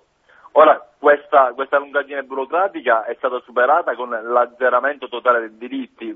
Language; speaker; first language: Italian; native; Italian